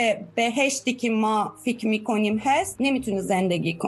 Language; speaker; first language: Persian; non-native, fluent; Turkish